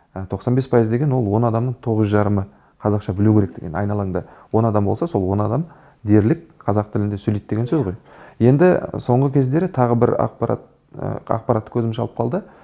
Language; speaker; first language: Kazakh; native; Kazakh